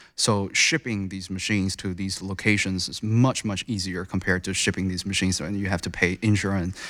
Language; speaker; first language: English; non-native, fluent; Chinese